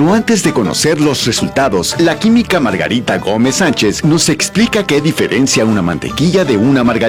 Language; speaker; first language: Spanish; native; Spanish